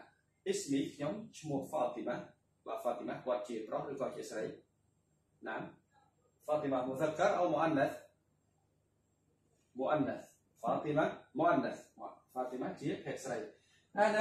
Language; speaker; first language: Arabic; non-native, fluent; Khmer